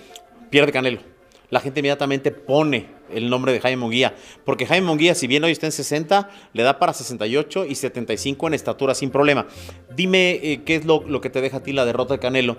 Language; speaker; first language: Spanish; native; Spanish